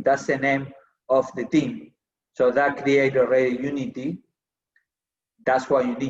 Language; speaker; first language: English; non-native, fluent; Spanish